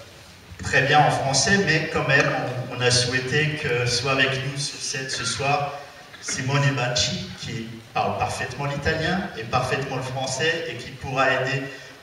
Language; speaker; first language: French; native; French